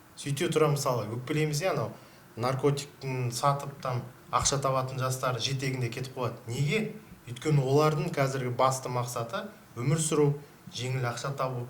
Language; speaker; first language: Kazakh; native; Kazakh